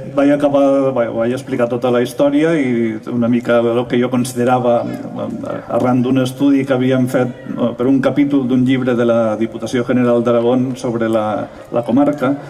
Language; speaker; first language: Catalan; native; Catalan